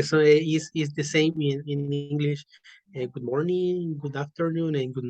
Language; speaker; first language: English; non-native, learner; Spanish